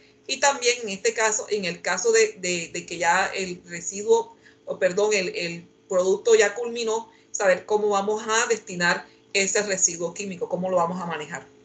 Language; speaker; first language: Spanish; native; Spanish